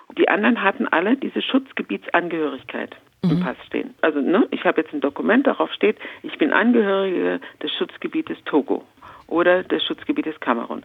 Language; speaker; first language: German; native; German